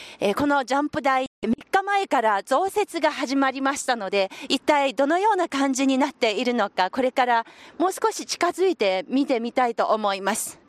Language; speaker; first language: Japanese; non-native, fluent; Chinese